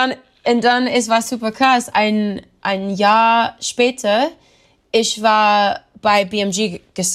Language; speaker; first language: German; non-native, learner; English